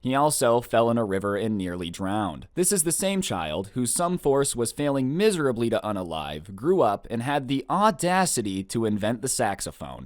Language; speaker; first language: English; native; English